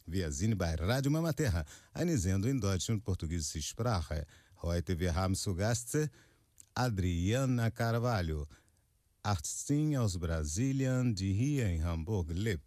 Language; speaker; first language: German; non-native, fluent; Portuguese